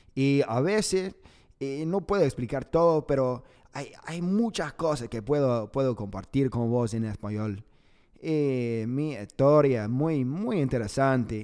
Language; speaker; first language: Spanish; non-native, learner; English